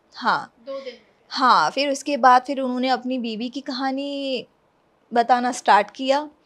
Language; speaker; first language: Hindi; non-native, local second language; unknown